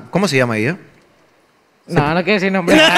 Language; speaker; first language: Spanish; native; Spanish